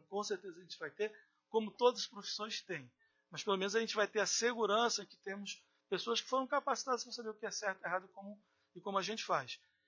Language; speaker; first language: Portuguese; native; Portuguese